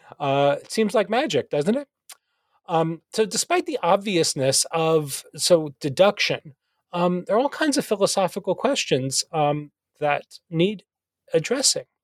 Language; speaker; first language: English; native; English